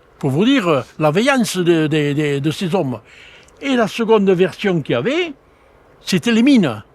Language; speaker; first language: French; native; French